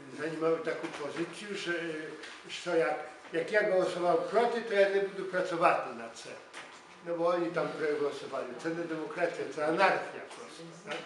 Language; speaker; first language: Polish; non-native, learner; Ukrainian